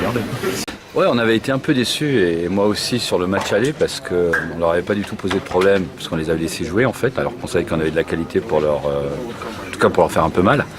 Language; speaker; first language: French; native; French